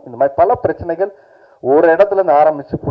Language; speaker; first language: Tamil; native; Tamil